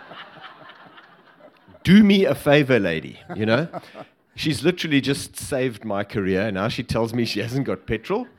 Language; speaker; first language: English; native; English